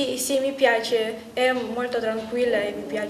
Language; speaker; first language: Italian; non-native, learner; Ukrainian